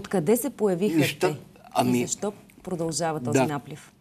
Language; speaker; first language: Bulgarian; native; Bulgarian